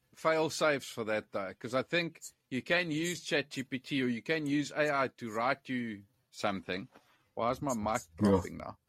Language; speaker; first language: English; non-native, local second language; Afrikaans